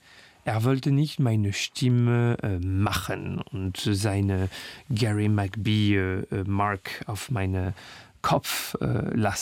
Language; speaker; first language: German; non-native, learner; French